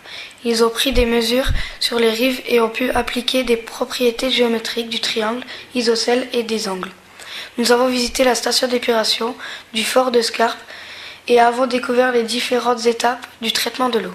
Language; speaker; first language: French; native; French